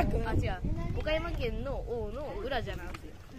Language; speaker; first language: Japanese; native; Japanese